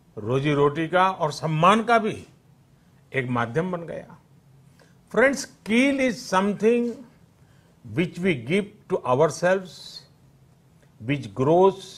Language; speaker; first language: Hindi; non-native, local second language; Gujarati